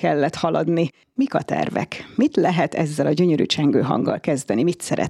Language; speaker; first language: Hungarian; native; Hungarian